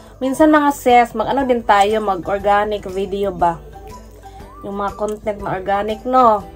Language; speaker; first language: Filipino; non-native, local second language; Waray